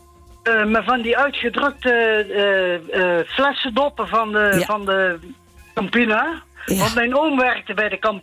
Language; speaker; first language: Dutch; native; Dutch